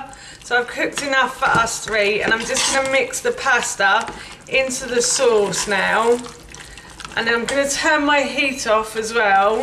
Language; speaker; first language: English; native; English